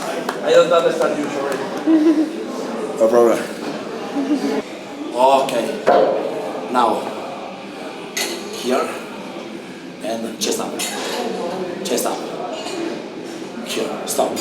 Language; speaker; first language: English; non-native, learner; Italian